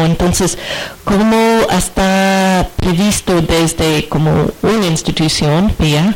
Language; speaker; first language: Spanish; non-native, fluent; English